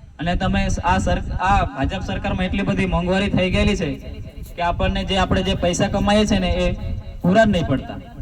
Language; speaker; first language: Gujarati; non-native, local second language; Rathawi